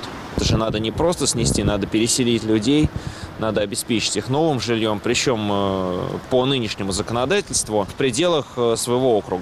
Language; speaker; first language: Russian; native; Russian